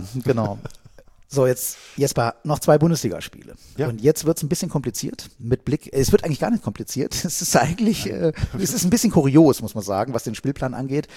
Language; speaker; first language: German; native; German